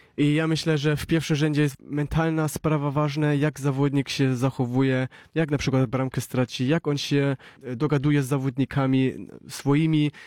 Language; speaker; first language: Polish; early bilingual, heritage; Polish